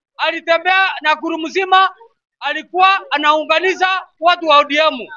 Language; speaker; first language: Swahili; non-native, local second language; Gusii